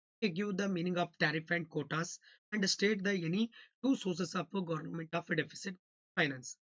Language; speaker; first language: English; non-native, local second language; Kannada